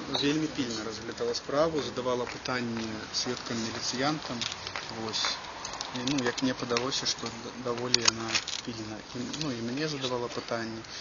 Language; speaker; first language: Belarusian; non-native, local second language; Russian